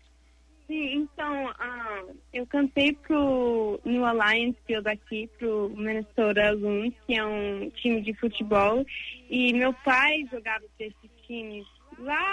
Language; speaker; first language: Portuguese; early bilingual, heritage; English